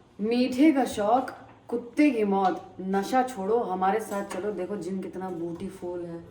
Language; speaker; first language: Hindi; native; Hindi